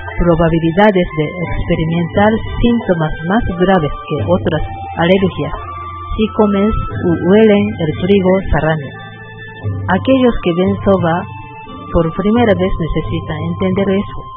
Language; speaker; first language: Spanish; non-native, learner; Japanese